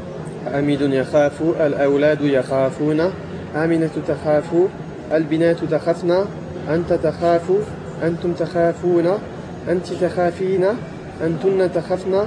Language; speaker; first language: Arabic; non-native, learner; French